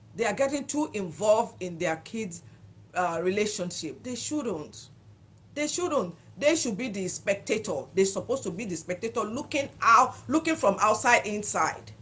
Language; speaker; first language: English; non-native, local second language; Yoruba